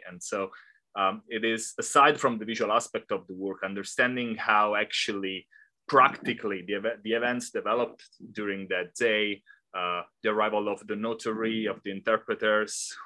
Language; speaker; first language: English; non-native, fluent; Italian